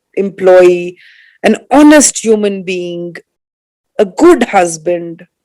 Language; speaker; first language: English; non-native, local second language; Hindi